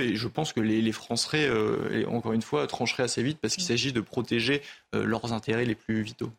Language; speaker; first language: French; native; French